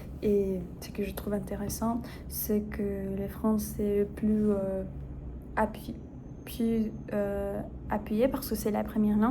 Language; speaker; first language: French; non-native, fluent; Spanish